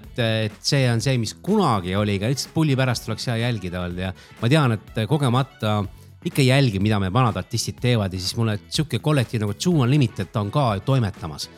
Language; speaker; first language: Estonian; native; Estonian